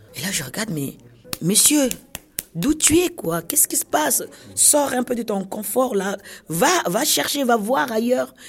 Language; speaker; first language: French; non-native, local second language; Kongo